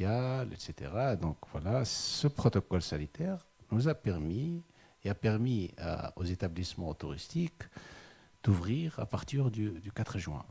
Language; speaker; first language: French; non-native, local second language; Arabic